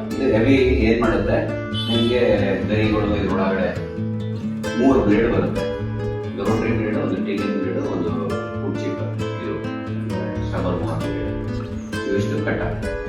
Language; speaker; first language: Kannada; native; Kannada